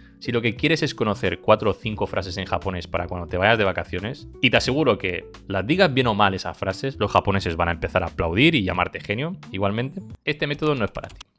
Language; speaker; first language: Spanish; early bilingual, other home language; Bulgarian